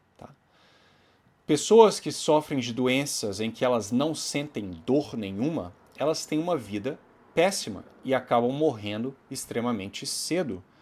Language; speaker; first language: Portuguese; native; Portuguese